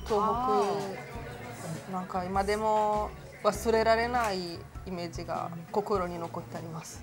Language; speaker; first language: Japanese; non-native, fluent; Italian